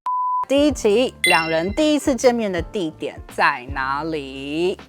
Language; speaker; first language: Chinese; native; Chinese